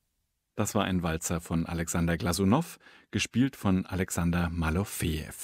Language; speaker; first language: German; native; German